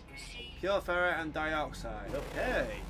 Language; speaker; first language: English; native; English